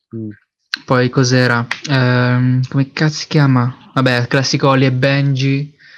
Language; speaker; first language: Italian; early bilingual, other home language; Filipino